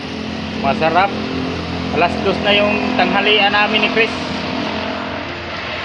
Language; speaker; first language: Filipino; native; Filipino